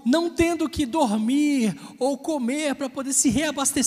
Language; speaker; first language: Portuguese; native; Portuguese